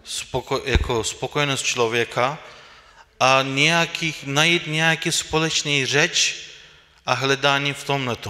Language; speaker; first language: Czech; non-native, fluent; Turkish